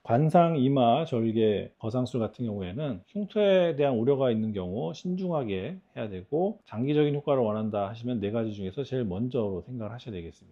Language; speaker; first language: Korean; native; Korean